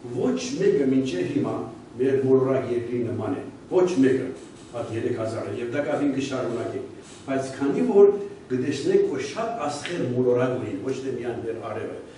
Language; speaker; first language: Armenian; early bilingual, heritage; Armenian